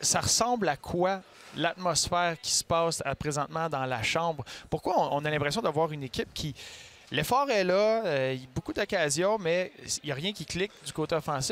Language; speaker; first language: French; native; French